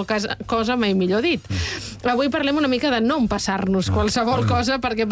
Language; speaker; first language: Catalan; native; Catalan